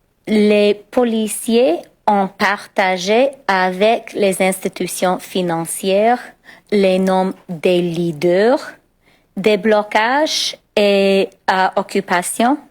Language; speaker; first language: French; non-native, local second language; English